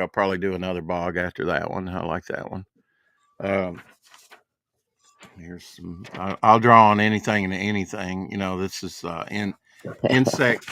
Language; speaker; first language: English; native; English